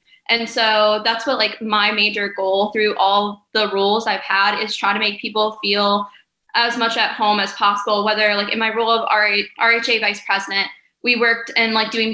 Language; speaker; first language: English; native; English